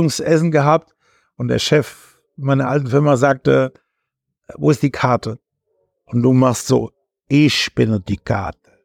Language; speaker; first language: German; native; German